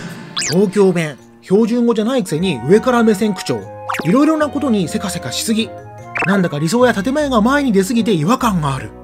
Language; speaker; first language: Japanese; native; Japanese